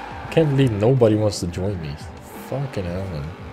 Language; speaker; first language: English; non-native, fluent; Dutch